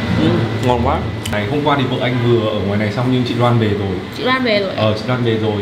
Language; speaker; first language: Vietnamese; native; Vietnamese